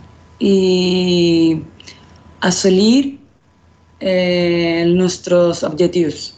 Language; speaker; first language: Catalan; non-native, learner; Spanish